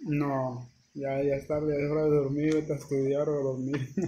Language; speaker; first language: Spanish; native; Spanish